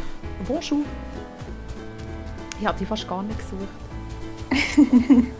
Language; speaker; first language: German; native; German